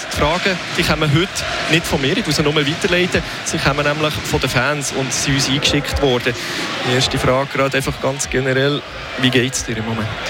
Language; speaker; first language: German; native; German